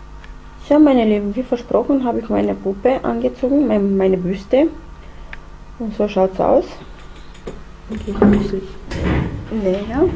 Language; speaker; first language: German; non-native, fluent; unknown